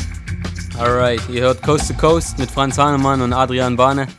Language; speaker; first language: German; native; German